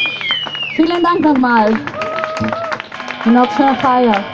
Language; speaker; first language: German; non-native, learner; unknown